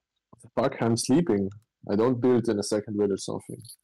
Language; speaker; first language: English; non-native, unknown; German